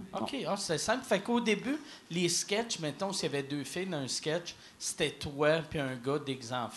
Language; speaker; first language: French; native; French